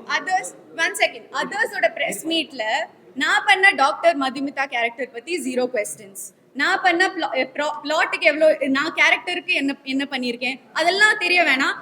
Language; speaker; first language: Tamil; non-native, local second language; Malayalam